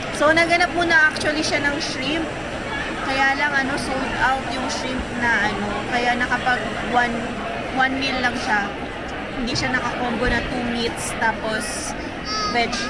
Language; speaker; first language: Filipino; native; Filipino